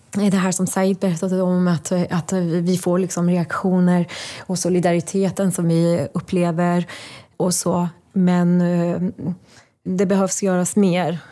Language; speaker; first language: Swedish; non-native, fluent; Persian